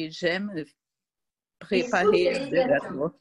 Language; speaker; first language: French; non-native, learner; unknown